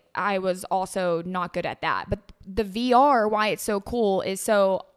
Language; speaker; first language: English; native; English